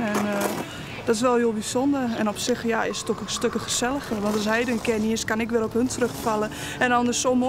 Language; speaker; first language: Dutch; native; Dutch